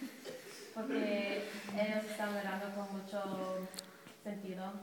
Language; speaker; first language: Spanish; non-native, learner; English